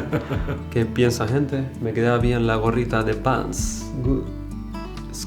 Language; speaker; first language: Spanish; native; Spanish